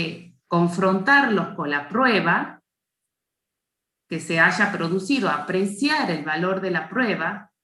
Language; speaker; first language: Spanish; native; Spanish